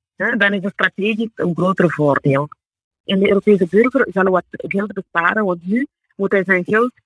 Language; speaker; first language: Dutch; non-native, fluent; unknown